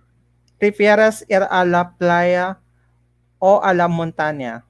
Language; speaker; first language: Spanish; non-native, learner; Filipino